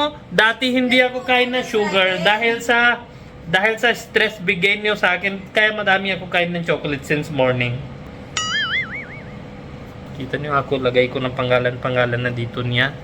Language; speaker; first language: Filipino; non-native, learner; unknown